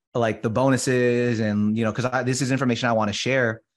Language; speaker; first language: English; early bilingual, other home language; Filipino